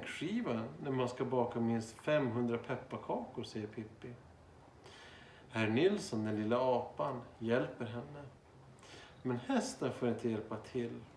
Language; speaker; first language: Swedish; non-native, fluent; Korean